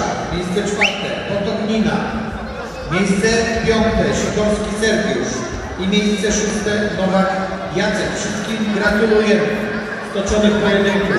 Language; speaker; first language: Polish; native; Polish